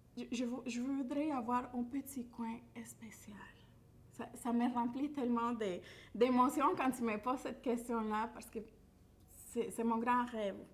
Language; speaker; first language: French; non-native, fluent; Spanish